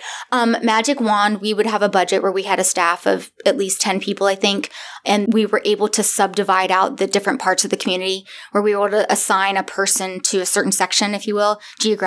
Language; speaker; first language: English; native; English